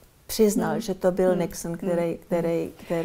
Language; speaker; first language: Czech; early bilingual, heritage; Czech